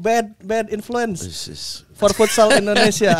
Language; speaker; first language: English; non-native, learner; Indonesian